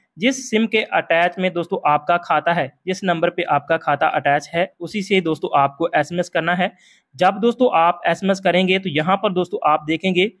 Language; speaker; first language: Hindi; non-native, local second language; Punjabi